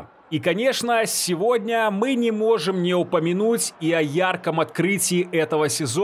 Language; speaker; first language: Russian; native; Russian